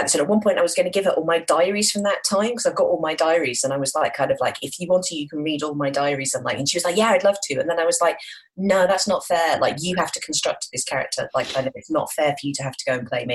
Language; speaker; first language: English; native; English